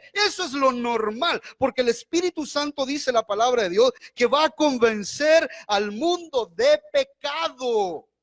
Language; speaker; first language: Spanish; native; Spanish